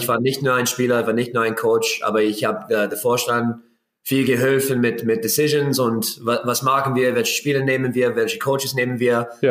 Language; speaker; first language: German; non-native, learner; English